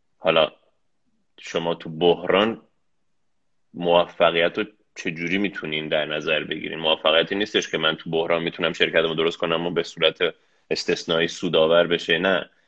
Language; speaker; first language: Persian; early bilingual, heritage; Persian